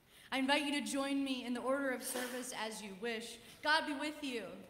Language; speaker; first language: English; native; English